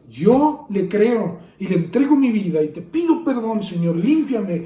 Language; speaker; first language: Spanish; native; Spanish